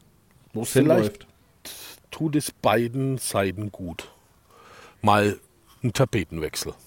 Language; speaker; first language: German; native; German